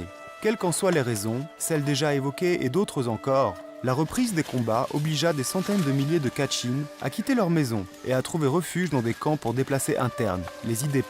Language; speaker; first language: French; native; French